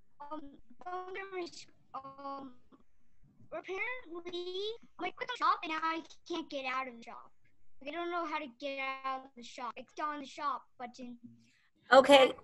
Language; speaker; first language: English; native; English